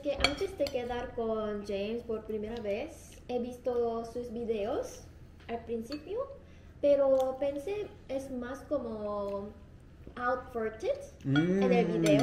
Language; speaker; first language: Spanish; non-native, fluent; Korean